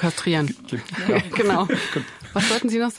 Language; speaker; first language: German; native; German